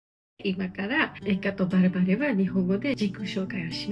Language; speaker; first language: Japanese; non-native, learner; Georgian